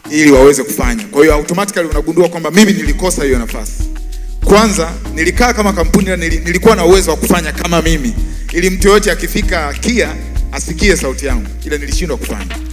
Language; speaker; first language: Swahili; native; Swahili